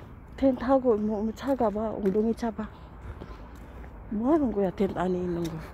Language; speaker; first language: Korean; non-native, learner; Filipino